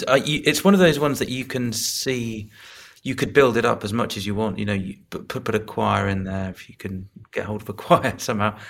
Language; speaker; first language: English; native; English